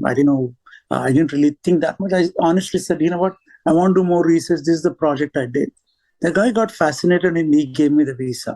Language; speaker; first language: English; non-native, local second language; Telugu